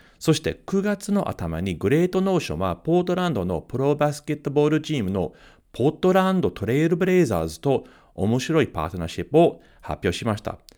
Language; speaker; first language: Japanese; non-native, fluent; English